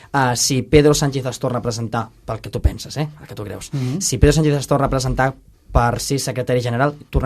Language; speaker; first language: Catalan; native; Catalan